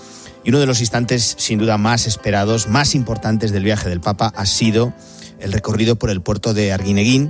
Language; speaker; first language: Spanish; native; Spanish